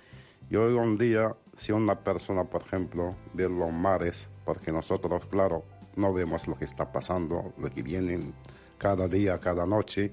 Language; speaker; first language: Spanish; non-native, fluent; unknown